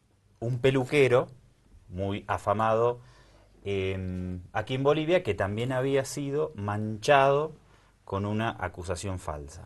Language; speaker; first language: Spanish; native; Spanish